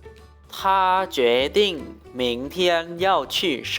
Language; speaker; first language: Chinese; non-native, learner; Lao